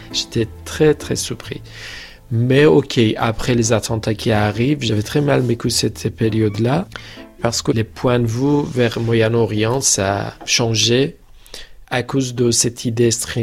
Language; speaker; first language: French; non-native, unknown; Persian